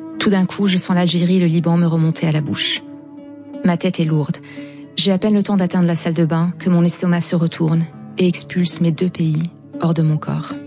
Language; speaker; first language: French; non-native, local second language; Arabic